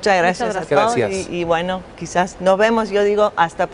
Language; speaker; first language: Spanish; non-native, fluent; English